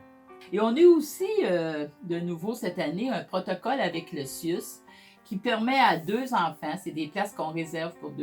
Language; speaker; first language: French; native; French